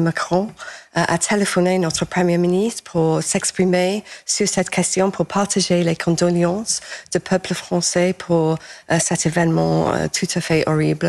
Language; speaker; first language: French; non-native, fluent; English